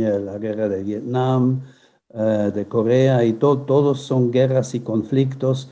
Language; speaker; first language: Spanish; non-native, fluent; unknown